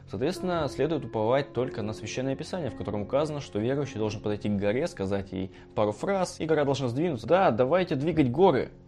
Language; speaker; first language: Russian; native; Russian